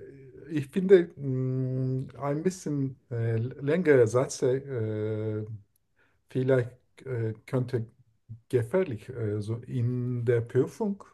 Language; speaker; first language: German; non-native, learner; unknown